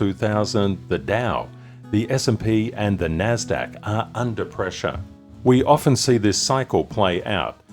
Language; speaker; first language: English; native; English